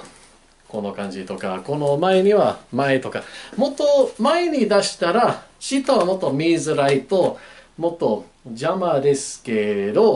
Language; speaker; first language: Japanese; non-native, learner; English